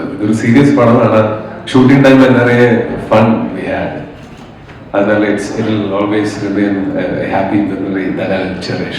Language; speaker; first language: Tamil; non-native, fluent; Malayalam